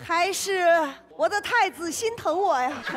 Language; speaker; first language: Chinese; native; Chinese